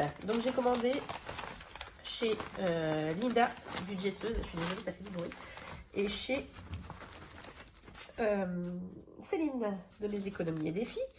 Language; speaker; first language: French; native; French